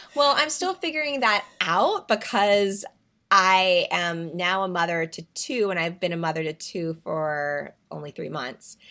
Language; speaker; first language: English; native; English